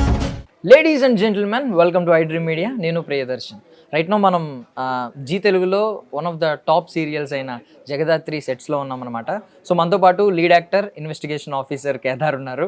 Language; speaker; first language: Telugu; native; Telugu